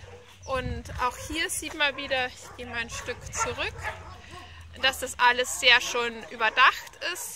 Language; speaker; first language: German; native; German